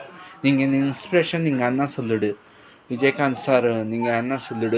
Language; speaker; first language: Tamil; non-native, learner; Telugu